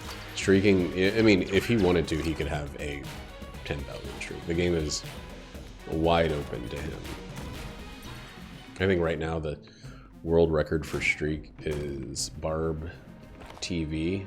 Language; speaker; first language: English; native; English